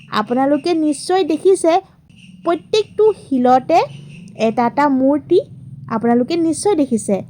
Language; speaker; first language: Assamese; native; Assamese